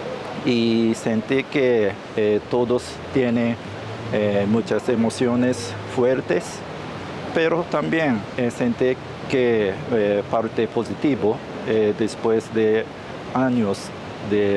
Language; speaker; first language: Spanish; non-native, learner; Japanese